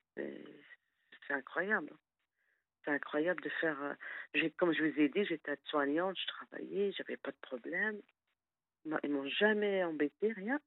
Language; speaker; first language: French; non-native, fluent; Arabic